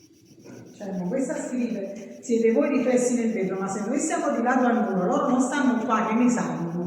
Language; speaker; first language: Italian; native; Italian